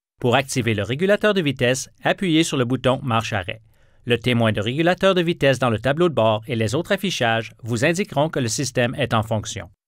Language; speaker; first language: French; native; French